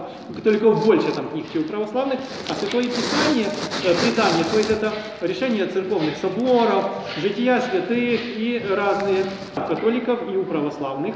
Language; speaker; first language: Russian; native; Russian